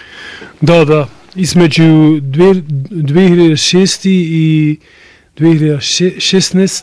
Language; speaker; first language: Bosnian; non-native, learner; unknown